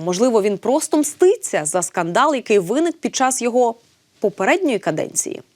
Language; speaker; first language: Ukrainian; native; Ukrainian